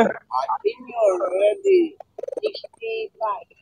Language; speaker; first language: English; non-native, local second language; Filipino